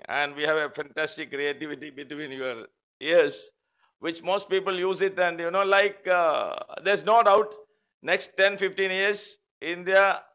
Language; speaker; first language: English; non-native, local second language; Malayalam